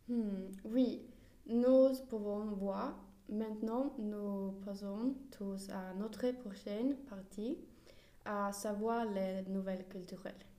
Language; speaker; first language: French; non-native, learner; Swedish